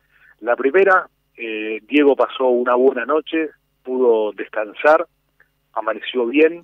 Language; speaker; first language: Spanish; native; Spanish